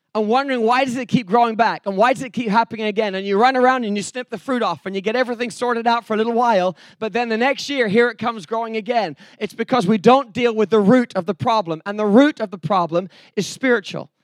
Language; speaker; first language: English; native; English